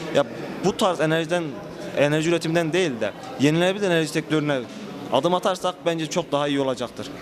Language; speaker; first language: Turkish; native; Turkish